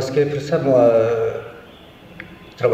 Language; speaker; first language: French; non-native, learner; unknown